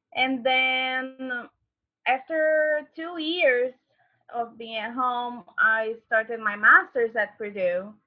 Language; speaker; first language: English; non-native, fluent; Portuguese